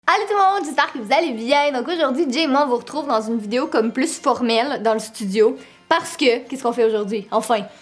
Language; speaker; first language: French; native; French